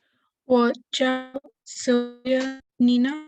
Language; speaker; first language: Chinese; non-native, learner; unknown